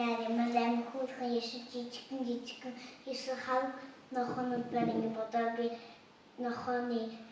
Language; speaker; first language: Mongolian; early bilingual, heritage; Mongolian